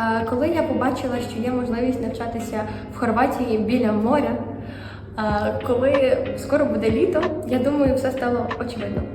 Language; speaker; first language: Ukrainian; native; Ukrainian